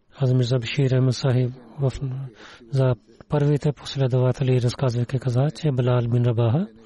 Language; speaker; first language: Bulgarian; non-native, learner; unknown